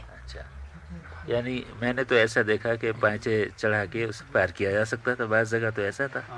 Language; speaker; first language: Urdu; native; Urdu